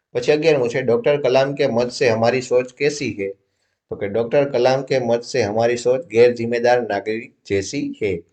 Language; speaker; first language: Hindi; non-native, local second language; Gujarati